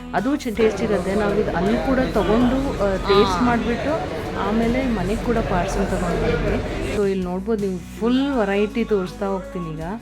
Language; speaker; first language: Kannada; native; Kannada